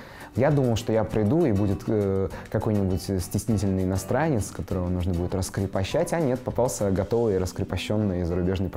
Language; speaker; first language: Russian; native; Russian